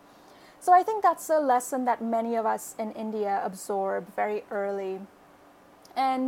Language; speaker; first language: English; non-native, local second language; Bangla